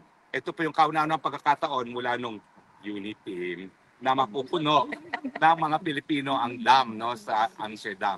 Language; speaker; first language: Filipino; native; Filipino